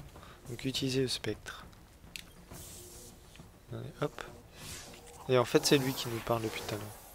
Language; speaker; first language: French; native; French